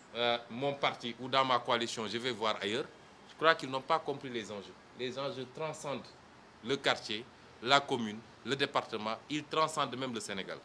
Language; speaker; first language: French; non-native, local second language; Wolof